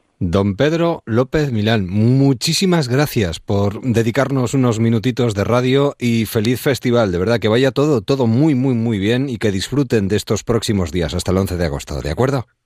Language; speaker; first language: Spanish; native; Spanish